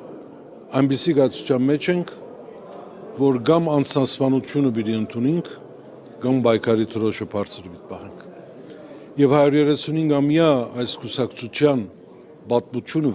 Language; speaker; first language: Armenian; early bilingual, heritage; Armenian